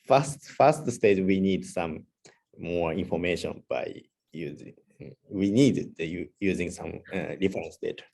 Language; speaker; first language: English; non-native, learner; Japanese